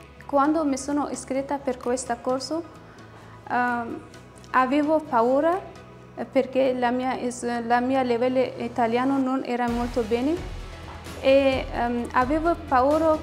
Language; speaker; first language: Italian; non-native, learner; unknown